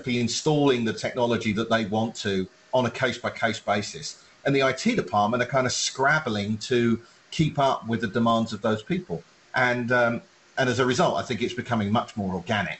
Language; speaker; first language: English; native; English